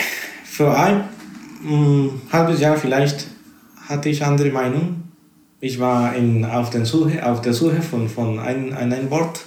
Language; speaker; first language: German; non-native, fluent; Spanish